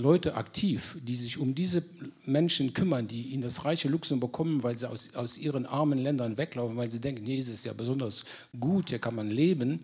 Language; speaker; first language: German; non-native, local second language; Luxembourgish